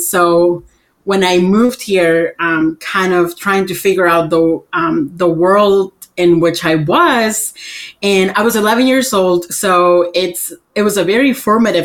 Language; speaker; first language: English; early bilingual, other home language; Spanish